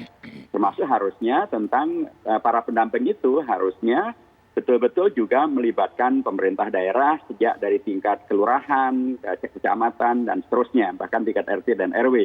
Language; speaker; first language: Indonesian; native; Indonesian